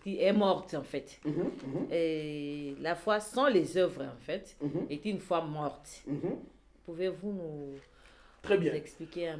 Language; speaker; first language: French; non-native, local second language; Lingala